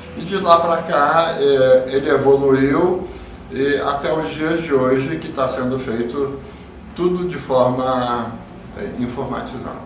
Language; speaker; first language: Portuguese; early bilingual, other home language; Yiddish